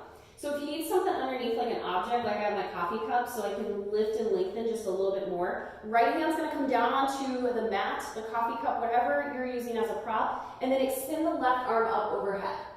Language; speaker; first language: English; native; English